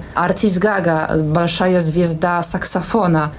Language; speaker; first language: Russian; non-native, fluent; Polish